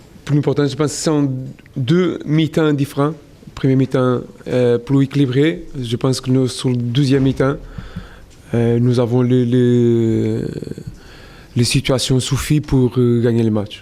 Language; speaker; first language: French; non-native, learner; Portuguese